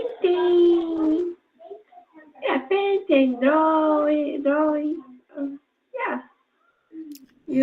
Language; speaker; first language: English; non-native, learner; Spanish